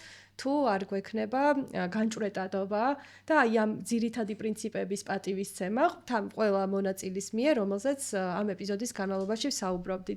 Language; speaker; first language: Georgian; native; Georgian